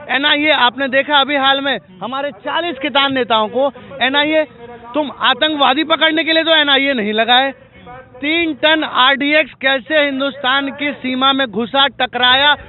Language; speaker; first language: Hindi; native; Hindi